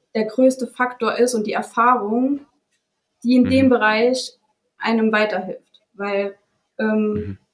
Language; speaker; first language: German; native; German